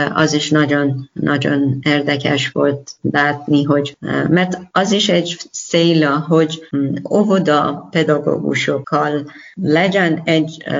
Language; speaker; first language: Hungarian; non-native, learner; Persian